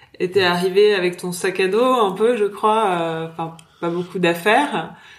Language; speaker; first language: French; native; French